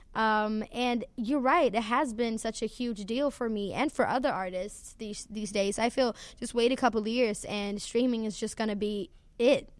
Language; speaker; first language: English; non-native, fluent; Swedish